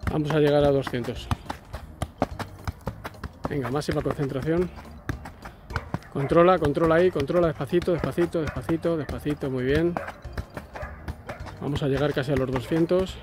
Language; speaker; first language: Spanish; native; Spanish